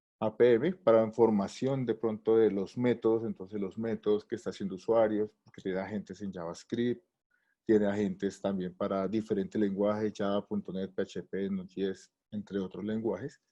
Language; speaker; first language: Spanish; native; Spanish